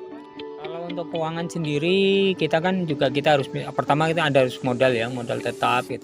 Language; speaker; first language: Indonesian; native; Indonesian